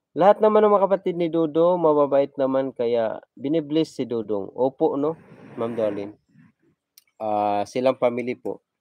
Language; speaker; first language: Filipino; non-native, local second language; Cebuano